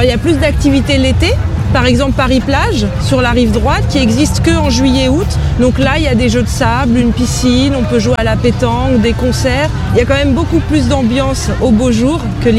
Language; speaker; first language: French; native; French